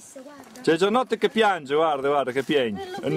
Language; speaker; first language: Italian; native; Italian